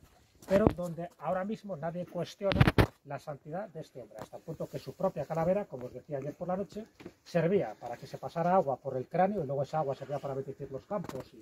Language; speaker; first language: Spanish; native; Spanish